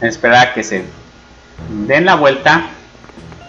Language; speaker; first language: Spanish; native; Spanish